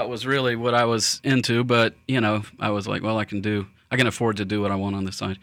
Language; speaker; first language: English; native; English